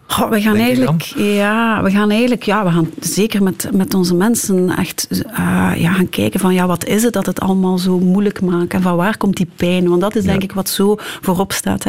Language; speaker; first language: Dutch; native; Dutch